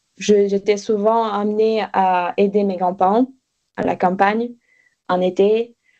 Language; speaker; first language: French; non-native, fluent; Bulgarian